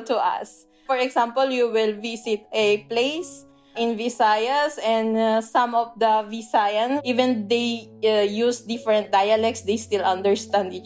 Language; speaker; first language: English; non-native, local second language; Filipino